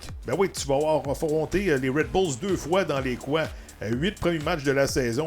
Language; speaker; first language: French; native; French